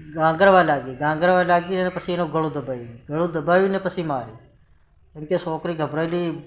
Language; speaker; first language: Gujarati; non-native, local second language; Bhili